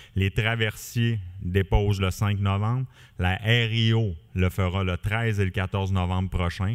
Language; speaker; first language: French; native; French